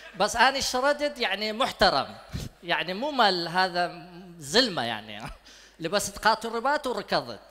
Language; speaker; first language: Arabic; non-native, local second language; Kurdish